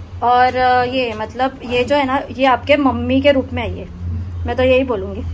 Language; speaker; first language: Hindi; native; Hindi